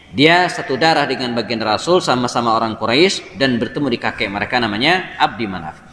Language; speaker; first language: Indonesian; native; Indonesian